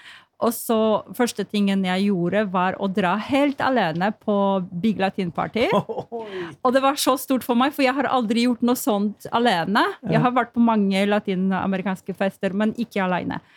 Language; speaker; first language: Norwegian; non-native, fluent; Polish